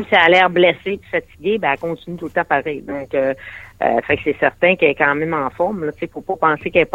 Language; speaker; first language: French; native; French